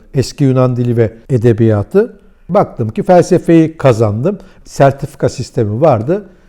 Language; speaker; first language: Turkish; early bilingual, heritage; Turkish